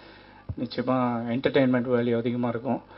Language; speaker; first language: Tamil; native; Tamil